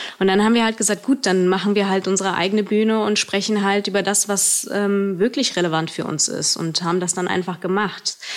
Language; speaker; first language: German; early bilingual, other home language; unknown